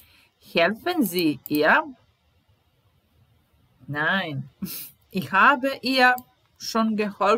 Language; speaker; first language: German; non-native, fluent; Serbian